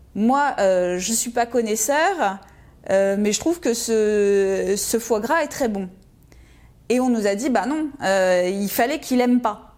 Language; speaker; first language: French; native; French